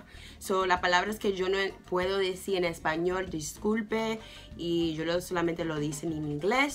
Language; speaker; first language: Spanish; early bilingual, heritage; English